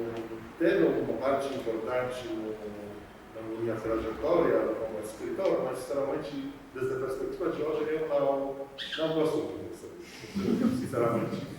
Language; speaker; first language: Portuguese; non-native, fluent; Polish